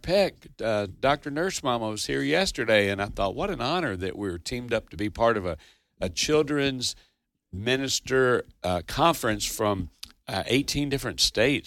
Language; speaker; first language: English; native; English